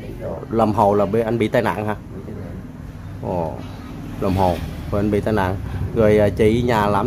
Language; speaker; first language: Vietnamese; native; Vietnamese